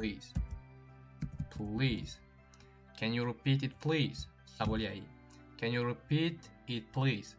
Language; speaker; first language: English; non-native, fluent; Tajik